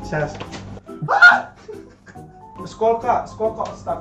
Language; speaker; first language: Russian; non-native, learner; Indonesian